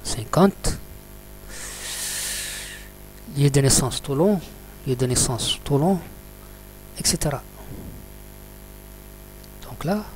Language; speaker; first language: French; non-native, local second language; Arabic